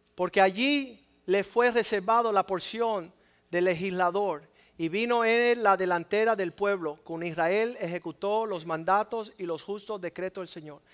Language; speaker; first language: Spanish; native; Spanish